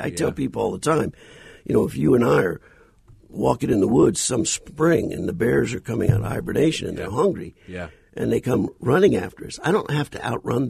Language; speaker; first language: English; native; English